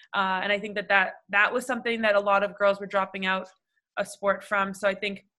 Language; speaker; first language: English; native; English